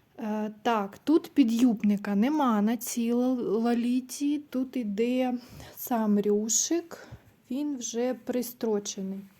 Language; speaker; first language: Ukrainian; non-native, local second language; Russian